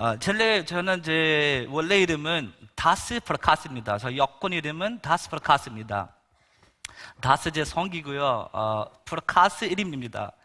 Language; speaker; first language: Korean; non-native, fluent; Bangla